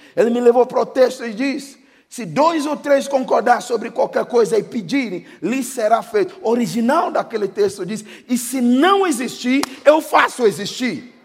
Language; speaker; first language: Portuguese; non-native, fluent; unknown